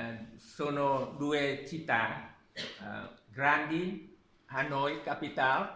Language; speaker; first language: Italian; non-native, learner; Vietnamese